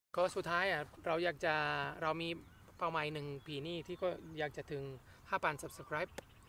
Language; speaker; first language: Thai; non-native, fluent; Spanish